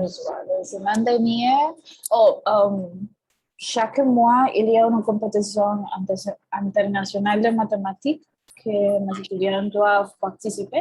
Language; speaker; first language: French; non-native, fluent; Spanish